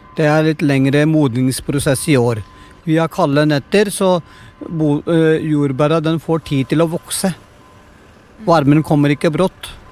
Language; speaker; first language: Norwegian; non-native, fluent; Punjabi